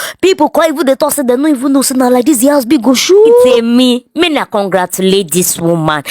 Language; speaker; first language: Nigerian Pidgin; non-native, local second language; Yoruba